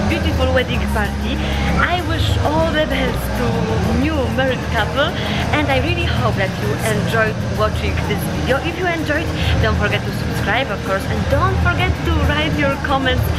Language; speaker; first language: English; non-native, fluent; Polish